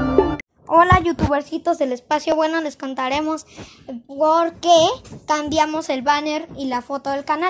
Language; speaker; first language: Spanish; native; Spanish